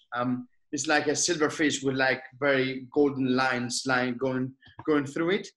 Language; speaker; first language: English; non-native, fluent; Greek